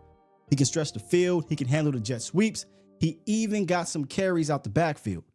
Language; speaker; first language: English; native; English